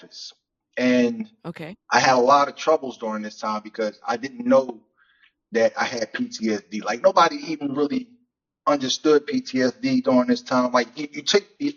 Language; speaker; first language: English; native; English